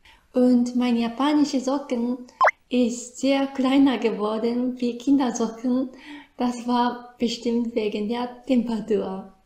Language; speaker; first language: German; non-native, fluent; Japanese